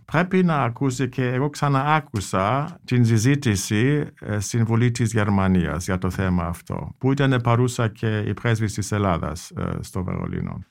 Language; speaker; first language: Greek; non-native, fluent; German